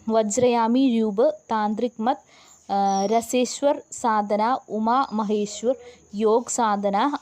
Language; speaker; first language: Hindi; non-native, local second language; Malayalam